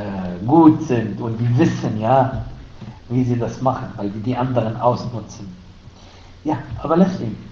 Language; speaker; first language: German; non-native, fluent; Arabic